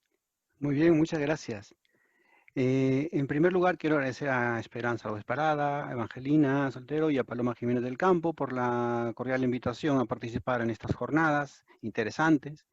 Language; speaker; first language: Spanish; native; Spanish